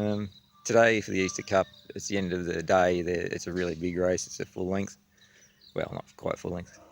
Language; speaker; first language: English; native; English